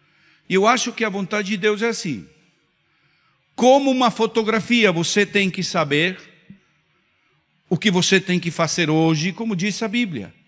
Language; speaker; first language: Portuguese; non-native, fluent; Spanish